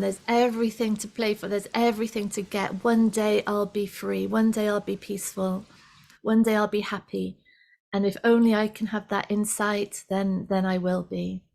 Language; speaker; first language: English; native; English